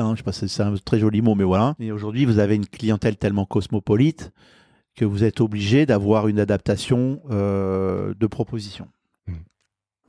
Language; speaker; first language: French; native; French